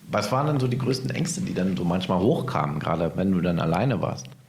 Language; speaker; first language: German; native; German